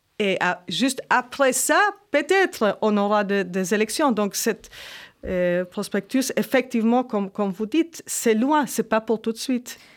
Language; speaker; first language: French; non-native, fluent; Hebrew